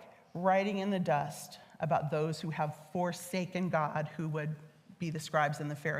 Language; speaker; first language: English; native; English